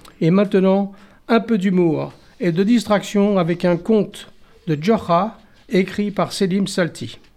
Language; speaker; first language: French; native; French